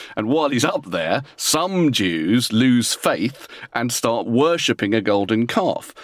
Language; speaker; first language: English; native; English